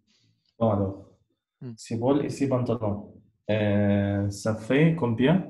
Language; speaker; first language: French; non-native, learner; Arabic